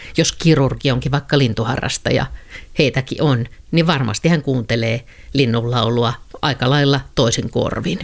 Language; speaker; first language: Finnish; native; Finnish